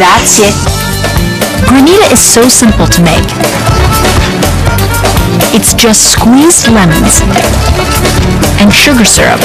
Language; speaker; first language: English; early bilingual, other home language; Italian